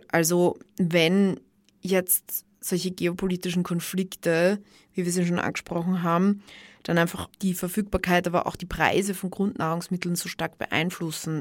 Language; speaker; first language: German; native; German